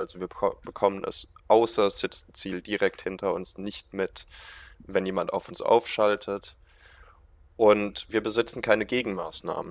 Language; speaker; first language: German; native; German